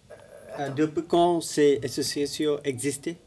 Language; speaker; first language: French; non-native, learner; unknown